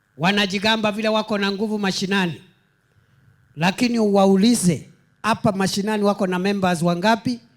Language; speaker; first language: Swahili; non-native, local second language; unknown